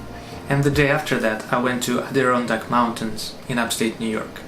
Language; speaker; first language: English; non-native, fluent; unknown